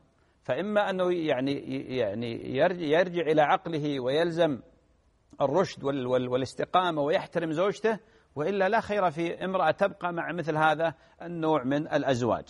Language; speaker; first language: Arabic; native; Arabic